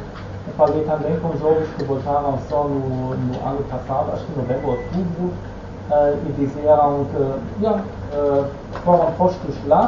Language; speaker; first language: Portuguese; non-native, fluent; Dutch